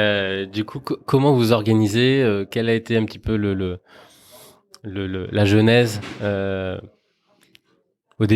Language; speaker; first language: French; native; French